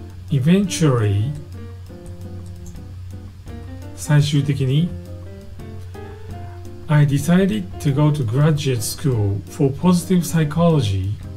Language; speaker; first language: English; non-native, fluent; Japanese